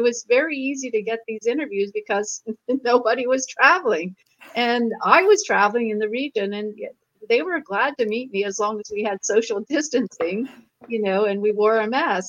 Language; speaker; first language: English; native; English